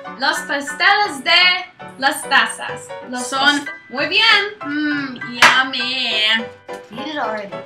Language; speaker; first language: Spanish; non-native, learner; English